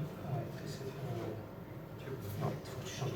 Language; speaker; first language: French; native; French